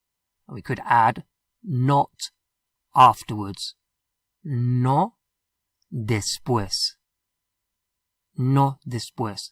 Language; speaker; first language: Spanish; non-native, fluent; English